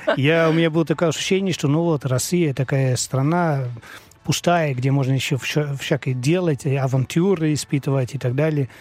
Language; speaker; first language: Russian; non-native, learner; Dutch